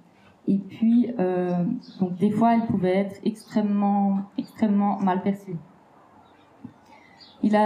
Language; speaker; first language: French; native; French